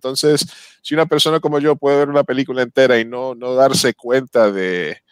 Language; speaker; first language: Spanish; native; Spanish